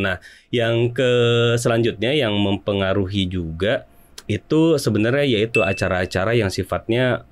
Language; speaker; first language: Indonesian; native; Indonesian